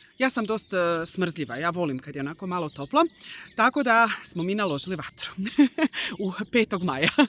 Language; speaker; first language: Bosnian; early bilingual, heritage; Croatian